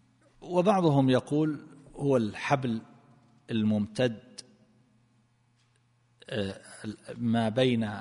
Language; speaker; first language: Arabic; native; Arabic